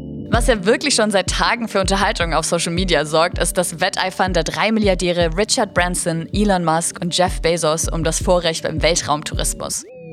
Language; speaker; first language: German; native; German